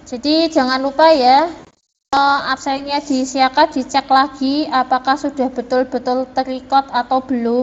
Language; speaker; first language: Indonesian; native; Indonesian